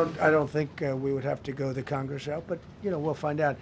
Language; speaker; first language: English; native; English